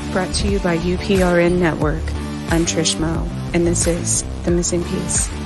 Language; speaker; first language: English; native; English